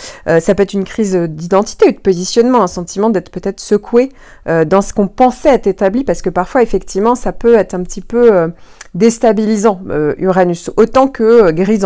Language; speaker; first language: French; native; French